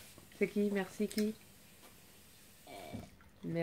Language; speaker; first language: French; native; French